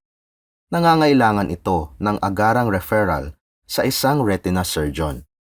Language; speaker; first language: Filipino; native; Filipino